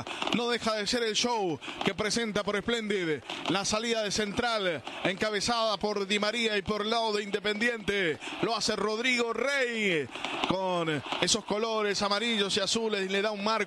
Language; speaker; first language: Spanish; native; Spanish